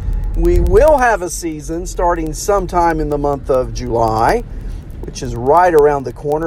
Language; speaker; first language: English; native; English